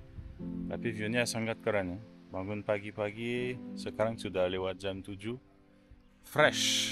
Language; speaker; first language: Indonesian; non-native, fluent; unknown